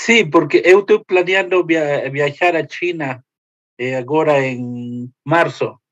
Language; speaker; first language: Portuguese; non-native, learner; Spanish